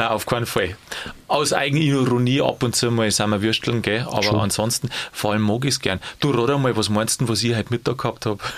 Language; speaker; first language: German; native; German